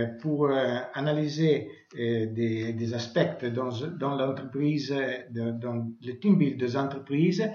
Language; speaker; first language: French; non-native, learner; Italian